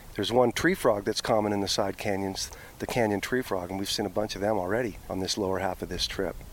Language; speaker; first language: English; native; English